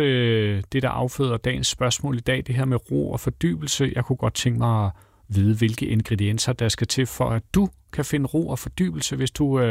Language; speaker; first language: Danish; native; Danish